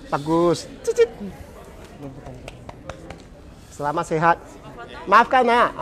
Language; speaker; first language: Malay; non-native, local second language; Chinese